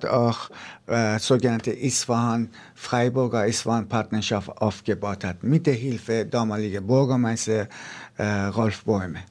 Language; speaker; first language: German; non-native, fluent; Persian